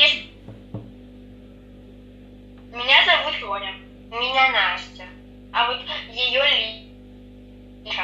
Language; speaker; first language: Russian; native; Russian